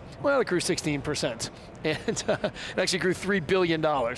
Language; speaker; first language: English; native; English